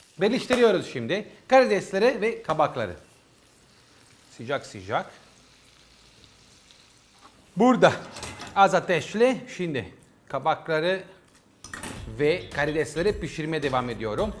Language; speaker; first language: Turkish; non-native, learner; Italian